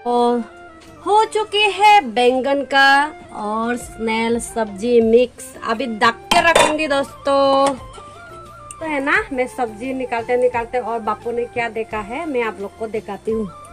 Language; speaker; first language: Hindi; non-native, local second language; Chakma